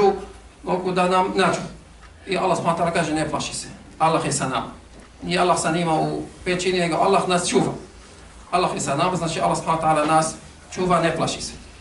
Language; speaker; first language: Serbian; non-native, fluent; Arabic